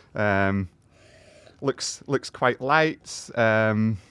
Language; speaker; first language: English; native; English